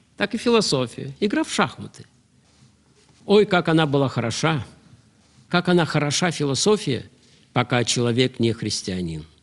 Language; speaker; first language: Russian; native; Russian